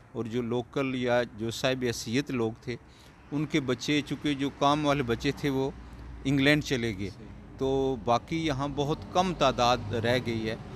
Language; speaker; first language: Urdu; non-native, local second language; Pahari-Potwari